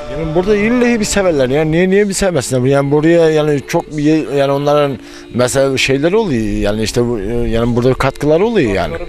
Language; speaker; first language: Turkish; native; Turkish